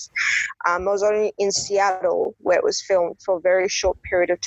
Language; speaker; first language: English; native; English